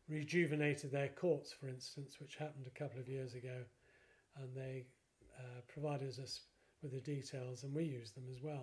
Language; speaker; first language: English; native; English